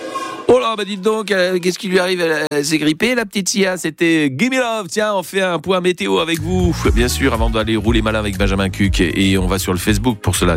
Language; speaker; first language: French; native; French